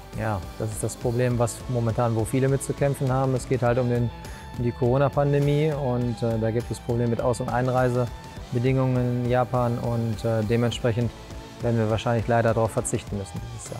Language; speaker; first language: German; native; German